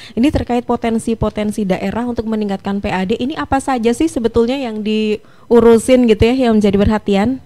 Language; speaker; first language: Indonesian; native; Indonesian